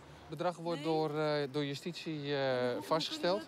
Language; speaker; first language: Dutch; native; Dutch